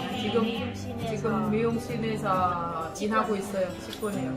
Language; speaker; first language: Korean; non-native, learner; Vietnamese